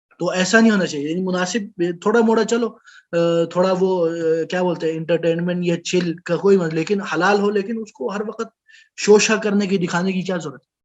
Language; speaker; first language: Urdu; non-native, local second language; Pashto